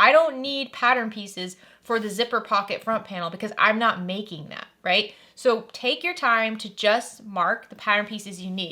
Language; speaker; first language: English; native; English